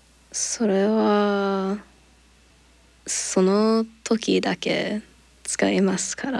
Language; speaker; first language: Japanese; non-native, learner; English